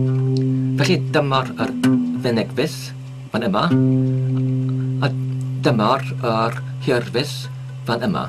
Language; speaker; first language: Welsh; non-native, learner; English